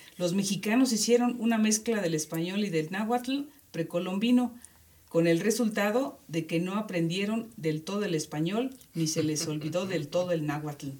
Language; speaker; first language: Spanish; native; Spanish